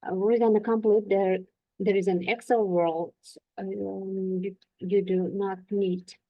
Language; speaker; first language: English; non-native, learner; Kazakh